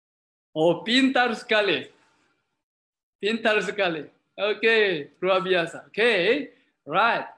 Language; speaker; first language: Indonesian; non-native, learner; Korean